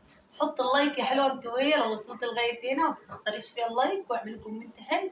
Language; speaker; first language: Arabic; native; Arabic